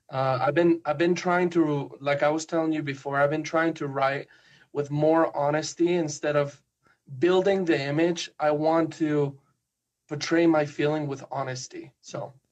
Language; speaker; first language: English; non-native, fluent; Spanish